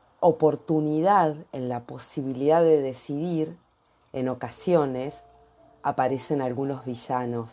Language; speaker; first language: Spanish; native; Spanish